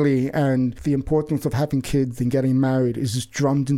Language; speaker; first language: English; native; English